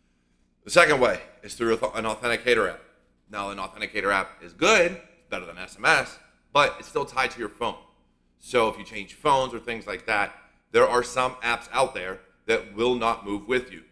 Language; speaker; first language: English; native; English